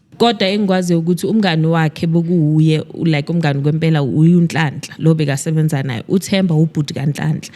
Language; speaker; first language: Zulu; native; Zulu